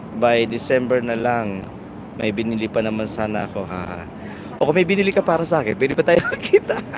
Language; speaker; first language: Filipino; non-native, local second language; Bikol